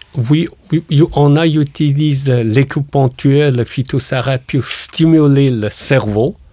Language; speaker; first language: French; non-native, learner; Chinese